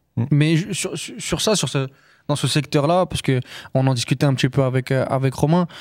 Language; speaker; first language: French; native; French